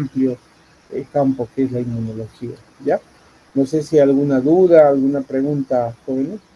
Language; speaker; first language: Spanish; native; Spanish